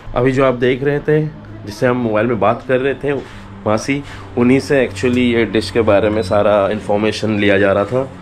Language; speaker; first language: Hindi; native; Hindi